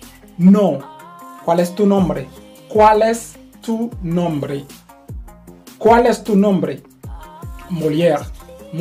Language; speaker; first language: Spanish; non-native, learner; Haitian Creole